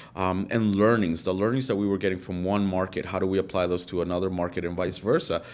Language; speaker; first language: English; early bilingual, other home language; Spanish